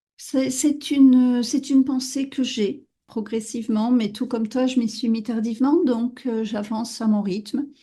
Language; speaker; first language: French; native; French